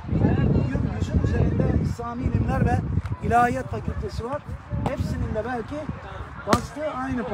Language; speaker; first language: Turkish; native; Turkish